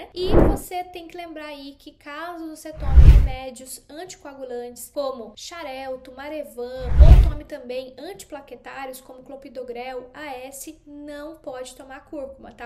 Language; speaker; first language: Portuguese; native; Portuguese